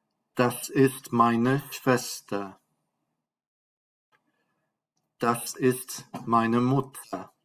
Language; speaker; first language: German; non-native, fluent; English